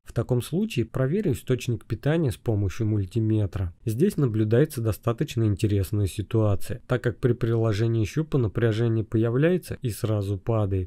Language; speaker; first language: Russian; native; Russian